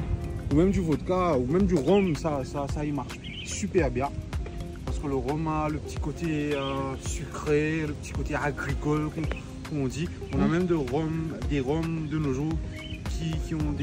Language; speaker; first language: French; non-native, local second language; Morisyen